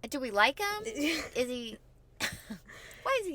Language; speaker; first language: English; native; English